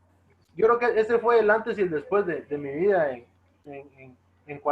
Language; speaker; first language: Spanish; native; Spanish